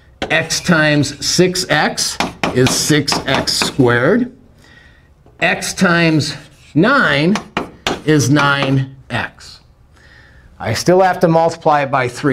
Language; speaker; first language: English; native; English